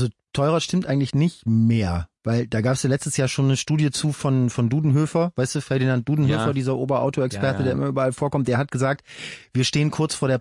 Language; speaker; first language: German; native; German